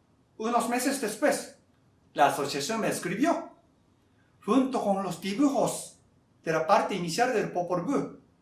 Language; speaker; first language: Spanish; non-native, fluent; Japanese